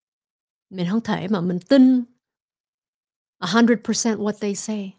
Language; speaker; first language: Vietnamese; early bilingual, heritage; Vietnamese